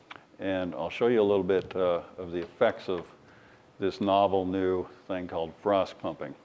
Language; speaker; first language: English; native; English